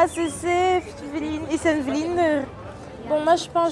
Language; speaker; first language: French; native; French